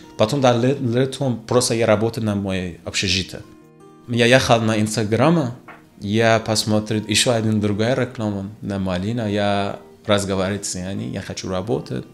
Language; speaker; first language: Russian; non-native, learner; Persian